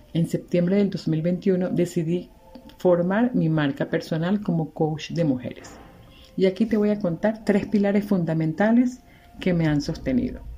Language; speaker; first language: Spanish; native; Spanish